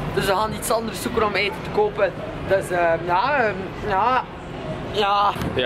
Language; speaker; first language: Dutch; native; Dutch